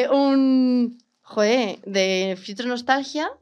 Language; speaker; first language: Spanish; native; Spanish